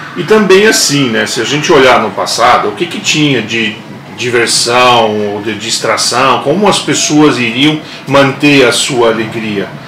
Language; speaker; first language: Portuguese; non-native, local second language; German